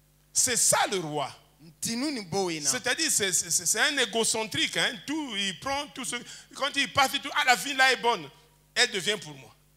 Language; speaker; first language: French; native; French